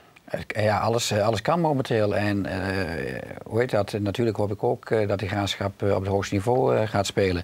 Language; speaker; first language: Dutch; native; Dutch